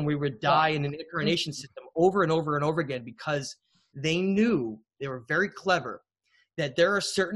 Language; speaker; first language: English; native; English